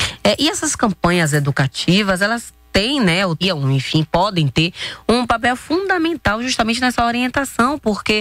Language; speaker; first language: Portuguese; native; Portuguese